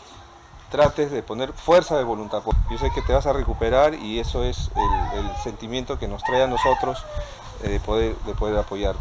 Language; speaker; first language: Spanish; native; Spanish